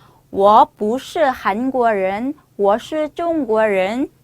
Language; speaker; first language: Chinese; non-native, fluent; Korean